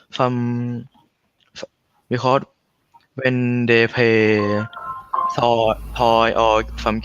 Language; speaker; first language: English; non-native, learner; Thai